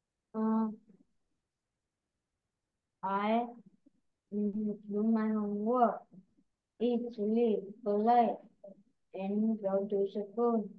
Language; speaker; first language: English; non-native, learner; Vietnamese